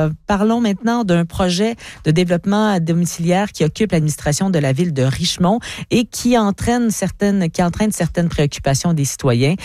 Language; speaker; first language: French; native; French